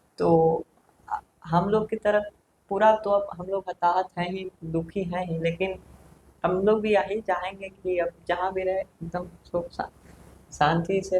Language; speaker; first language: Hindi; native; Hindi